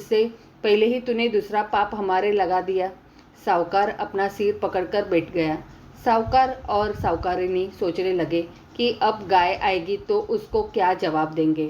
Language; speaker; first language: Hindi; native; Hindi